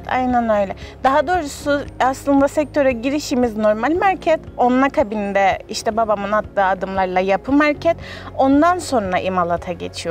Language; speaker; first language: Turkish; native; Turkish